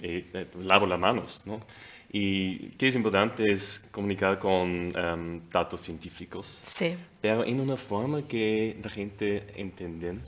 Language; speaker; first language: Spanish; non-native, fluent; German